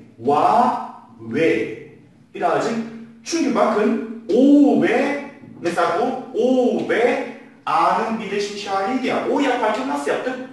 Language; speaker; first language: Turkish; non-native, fluent; Korean